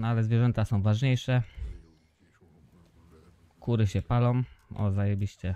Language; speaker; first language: Polish; native; Polish